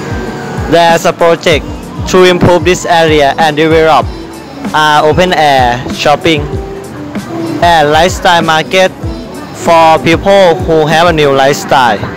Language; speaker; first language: English; non-native, learner; Thai